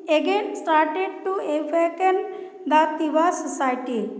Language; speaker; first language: English; non-native, local second language; Assamese